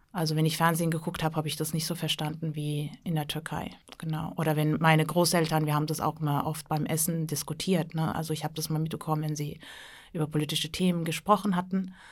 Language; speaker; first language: German; early bilingual, other home language; Turkish